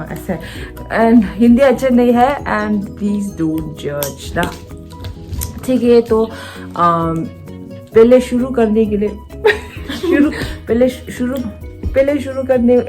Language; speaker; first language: Hindi; non-native, local second language; Tibetan